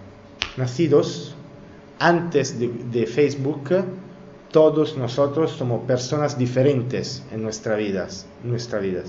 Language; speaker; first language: Spanish; non-native, learner; Italian